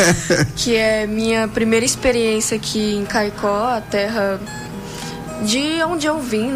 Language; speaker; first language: Portuguese; early bilingual, heritage; Portuguese